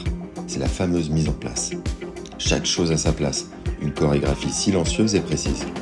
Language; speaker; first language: French; native; French